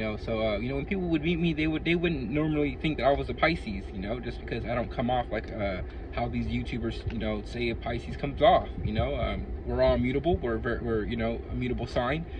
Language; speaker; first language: English; native; English